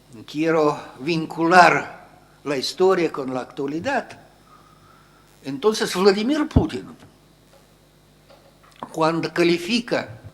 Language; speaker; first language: Spanish; non-native, fluent; Russian